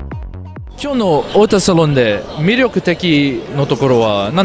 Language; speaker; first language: Japanese; non-native, learner; English